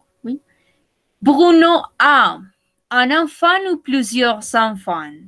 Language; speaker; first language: French; non-native, learner; Spanish